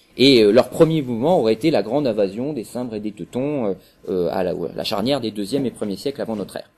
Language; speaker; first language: French; native; French